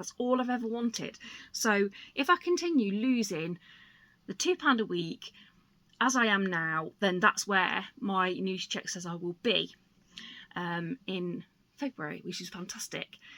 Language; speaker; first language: English; native; English